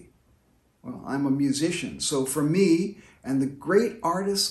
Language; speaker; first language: English; native; English